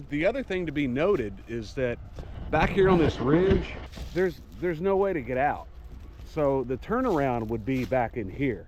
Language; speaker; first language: English; native; English